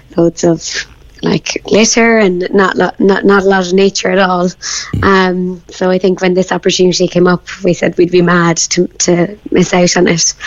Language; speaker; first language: English; native; English